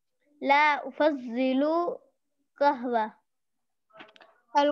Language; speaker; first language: Arabic; non-native, learner; Urdu